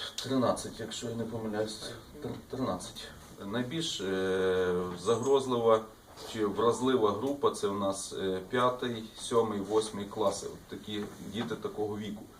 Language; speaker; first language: Ukrainian; native; Ukrainian